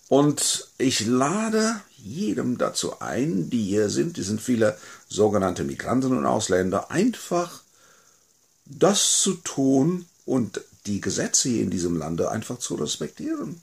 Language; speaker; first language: German; non-native, fluent; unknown